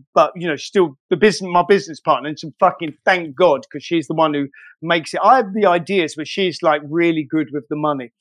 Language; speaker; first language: English; native; English